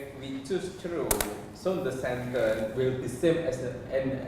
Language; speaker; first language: English; non-native, learner; Malay